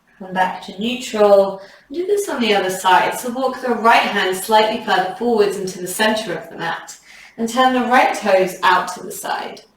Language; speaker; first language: English; native; English